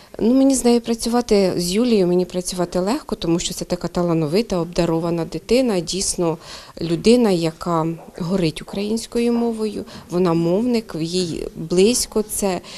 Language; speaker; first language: Ukrainian; native; Ukrainian